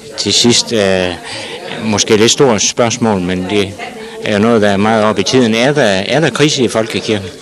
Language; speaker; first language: Danish; native; Danish